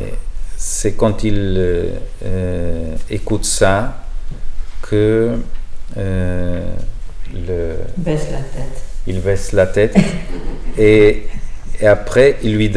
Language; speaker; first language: French; non-native, learner; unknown